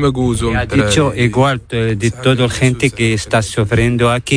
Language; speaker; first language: Spanish; non-native, learner; Arabic